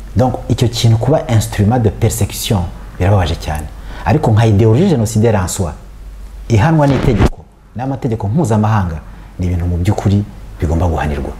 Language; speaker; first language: Kinyarwanda; early bilingual, heritage; Kinyarwanda